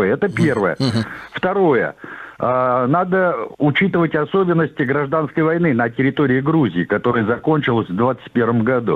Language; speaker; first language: Russian; native; Russian